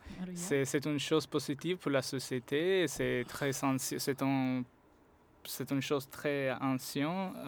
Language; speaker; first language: French; non-native, learner; Italian